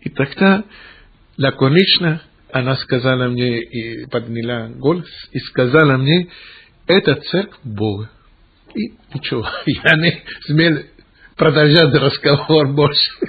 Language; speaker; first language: Russian; non-native, fluent; Greek